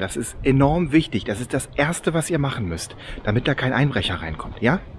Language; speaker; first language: German; native; German